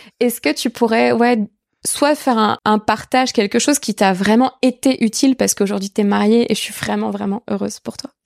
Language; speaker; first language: French; native; French